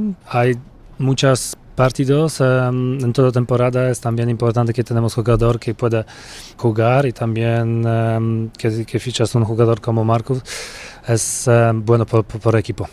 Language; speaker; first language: Spanish; non-native, fluent; Polish